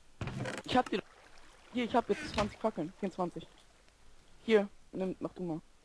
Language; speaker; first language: German; native; German